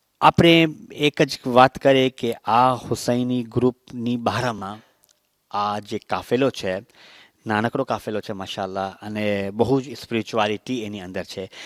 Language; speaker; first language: Gujarati; early bilingual, heritage; Gujarati